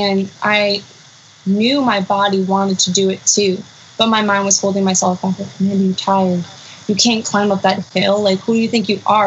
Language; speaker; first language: English; native; English